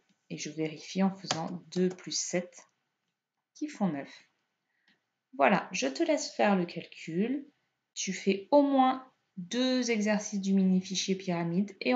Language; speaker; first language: French; native; French